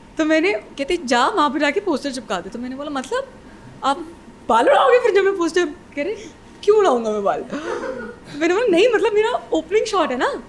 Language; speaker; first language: Hindi; native; Hindi